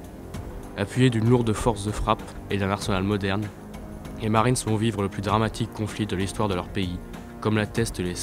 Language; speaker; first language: French; native; French